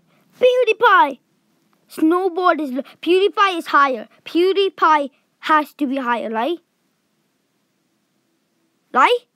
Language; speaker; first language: English; native; English